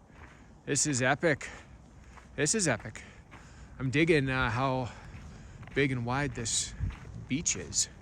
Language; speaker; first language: English; native; English